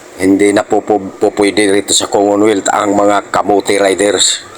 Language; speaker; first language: Filipino; native; Filipino